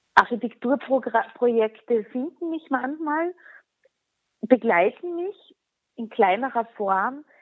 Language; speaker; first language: German; non-native, local second language; Slovenian